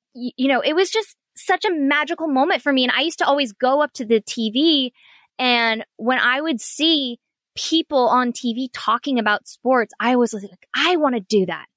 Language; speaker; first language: English; native; English